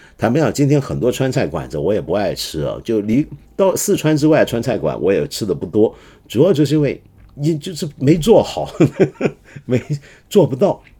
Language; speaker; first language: Chinese; non-native, local second language; Cantonese